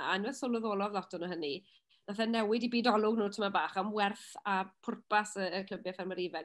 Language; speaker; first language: Welsh; native; Welsh